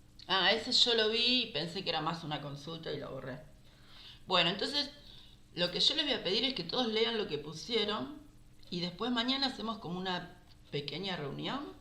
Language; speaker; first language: Spanish; native; Spanish